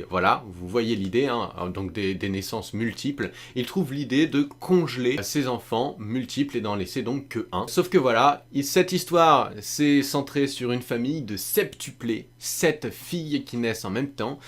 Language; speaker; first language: French; native; French